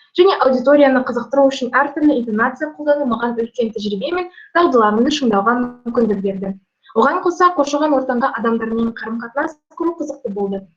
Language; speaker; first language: Kazakh; non-native, local second language; Russian